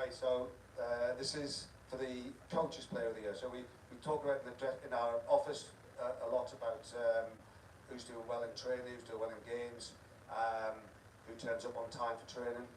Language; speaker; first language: English; native; English